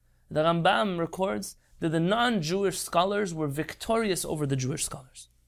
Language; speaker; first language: English; native; English